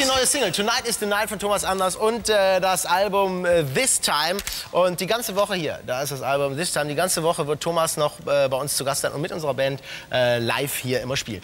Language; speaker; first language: German; native; German